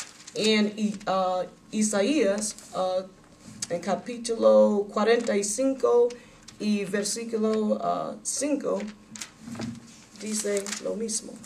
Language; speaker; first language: Spanish; non-native, learner; English